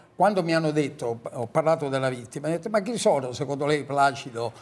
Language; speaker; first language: Italian; native; Italian